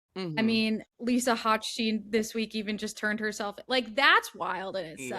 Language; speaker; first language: English; native; English